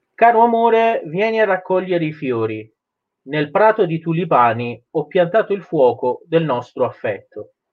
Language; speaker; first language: Italian; non-native, fluent; Persian